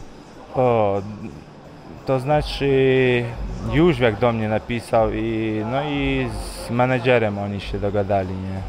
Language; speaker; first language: Polish; non-native, fluent; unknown